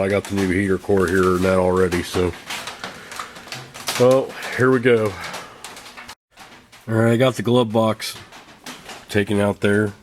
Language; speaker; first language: English; native; English